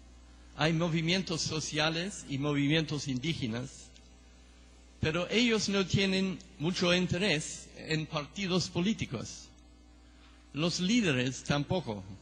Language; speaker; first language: Spanish; non-native, fluent; English